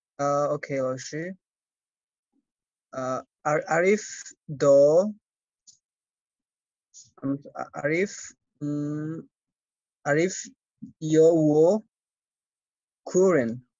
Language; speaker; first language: Chinese; non-native, learner; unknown